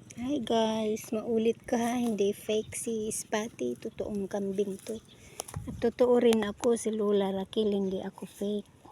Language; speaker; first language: Filipino; non-native, local second language; Iloko